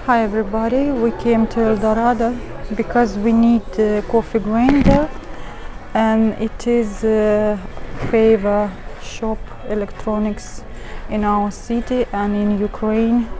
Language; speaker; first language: English; non-native, learner; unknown